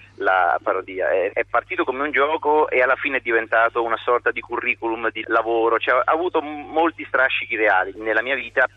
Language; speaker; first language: Italian; native; Italian